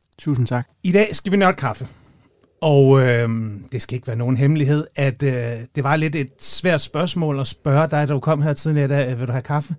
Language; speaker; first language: Danish; native; Danish